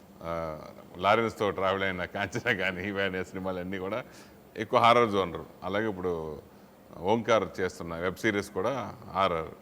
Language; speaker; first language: Telugu; native; Telugu